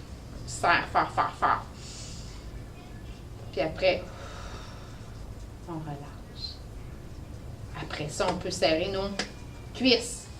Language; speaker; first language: French; native; French